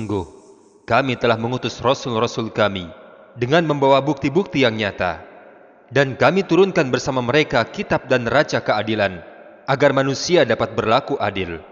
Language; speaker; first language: Indonesian; native; Indonesian